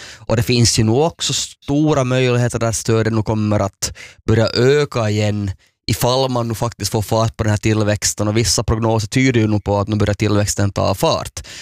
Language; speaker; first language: Swedish; native; Swedish